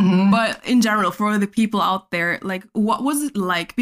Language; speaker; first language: English; non-native, fluent; Spanish